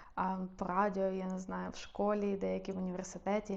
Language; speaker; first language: Ukrainian; non-native, local second language; Russian